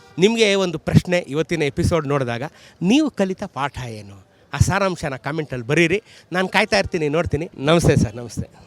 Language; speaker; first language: Kannada; native; Kannada